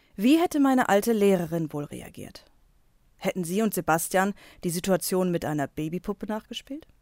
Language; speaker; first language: German; native; German